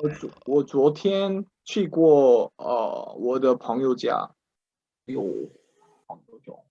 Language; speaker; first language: Chinese; non-native, learner; Korean